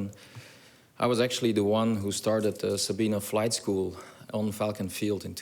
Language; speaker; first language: English; non-native, fluent; Dutch